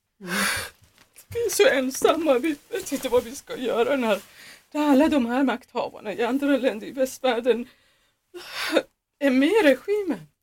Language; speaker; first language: Swedish; non-native, fluent; Persian